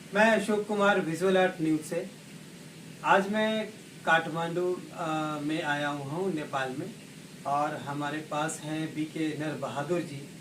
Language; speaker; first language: Hindi; native; Hindi